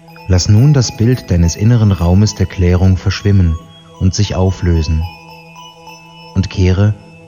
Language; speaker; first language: German; native; German